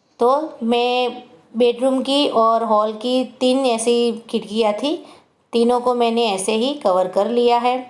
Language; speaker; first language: Hindi; non-native, local second language; Gujarati